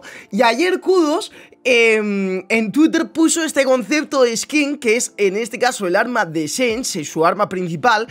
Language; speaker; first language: Spanish; native; Spanish